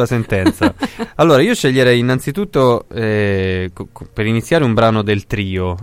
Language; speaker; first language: Italian; native; Italian